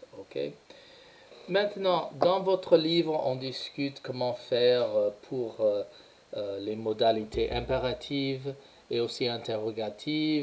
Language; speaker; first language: French; non-native, fluent; English